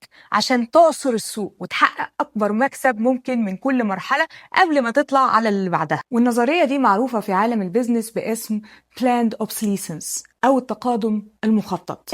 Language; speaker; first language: Arabic; native; Arabic